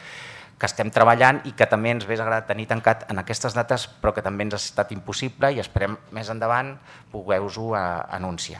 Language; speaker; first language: Catalan; native; Catalan